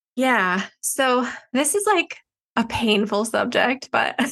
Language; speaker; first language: English; native; English